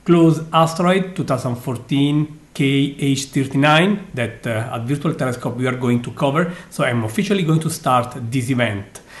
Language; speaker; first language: English; non-native, fluent; Italian